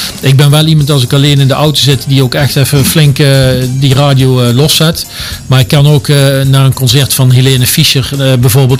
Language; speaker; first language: Dutch; native; Dutch